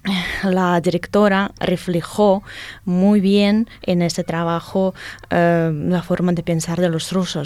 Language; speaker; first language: Spanish; non-native, fluent; Russian